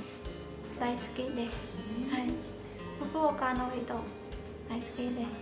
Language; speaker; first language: Japanese; non-native, learner; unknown